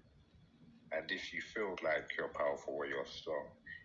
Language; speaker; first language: English; native; English